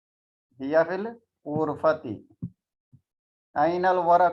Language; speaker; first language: Arabic; non-native, learner; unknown